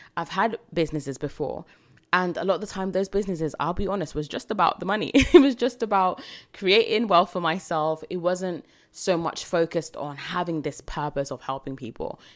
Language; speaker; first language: English; native; English